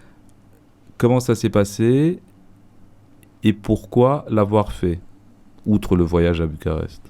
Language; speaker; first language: French; native; French